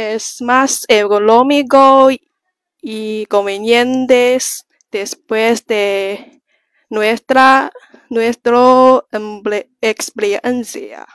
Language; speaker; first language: Spanish; non-native, learner; Chinese